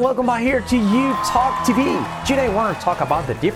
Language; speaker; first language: English; non-native, fluent; Spanish